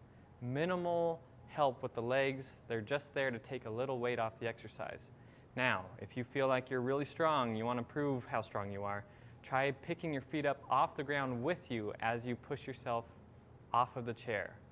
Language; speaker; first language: English; native; English